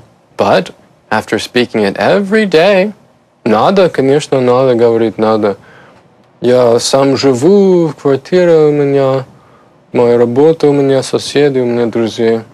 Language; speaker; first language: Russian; non-native, learner; English